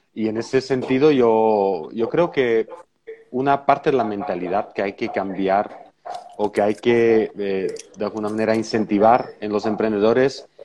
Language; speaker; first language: Spanish; non-native, fluent; Dutch